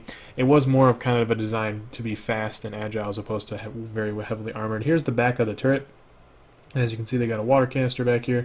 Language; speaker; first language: English; native; English